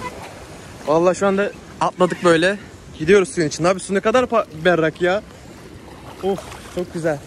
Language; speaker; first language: Turkish; native; Turkish